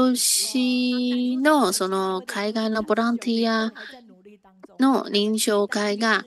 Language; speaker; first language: Japanese; non-native, fluent; Chinese